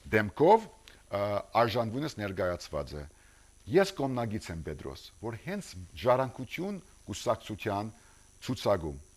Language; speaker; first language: Armenian; early bilingual, heritage; Armenian